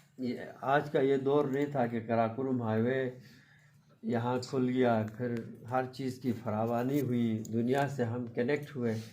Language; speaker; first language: Urdu; non-native, local second language; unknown